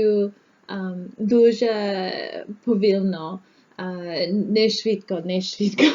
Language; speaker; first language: Ukrainian; non-native, learner; English